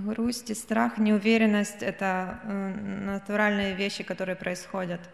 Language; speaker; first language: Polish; non-native, learner; Russian